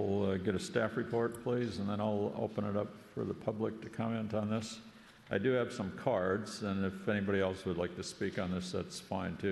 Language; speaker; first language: English; native; English